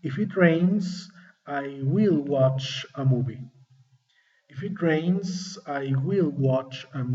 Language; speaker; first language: English; non-native, fluent; Spanish